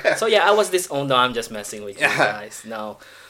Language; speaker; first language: English; non-native, local second language; Filipino